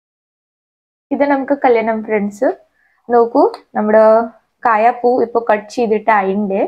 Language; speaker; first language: Malayalam; non-native, learner; Hindi